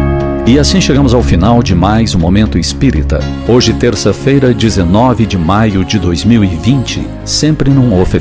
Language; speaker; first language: Portuguese; native; Portuguese